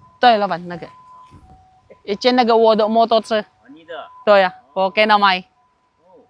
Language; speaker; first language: Chinese; non-native, learner; Filipino